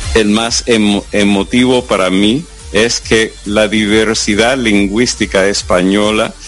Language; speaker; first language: Spanish; non-native, fluent; English